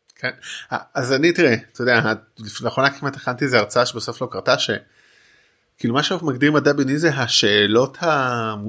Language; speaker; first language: Hebrew; native; Hebrew